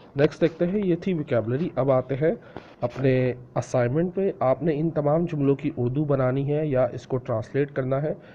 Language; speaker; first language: Hindi; non-native, local second language; Punjabi